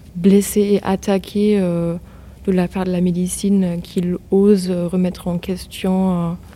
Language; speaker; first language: French; non-native, fluent; German